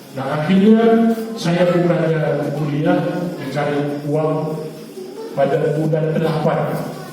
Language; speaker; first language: Indonesian; non-native, local second language; Batak Toba